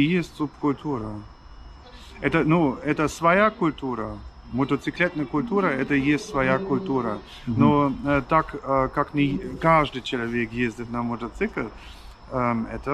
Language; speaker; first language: Russian; non-native, fluent; German